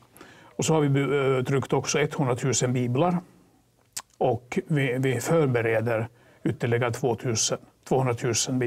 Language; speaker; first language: Swedish; non-native, fluent; Finnish